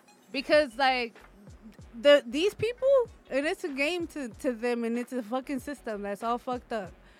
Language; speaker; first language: English; native; English